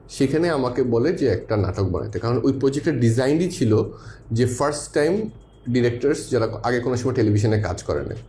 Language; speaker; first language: Bangla; early bilingual, heritage; Bangla